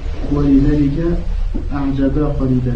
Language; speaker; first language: Arabic; non-native, learner; French